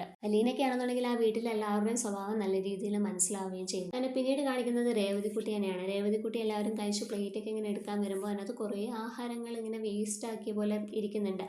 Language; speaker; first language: Malayalam; native; Malayalam